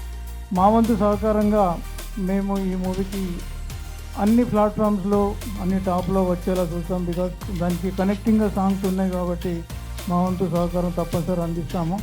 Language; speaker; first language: Telugu; native; Telugu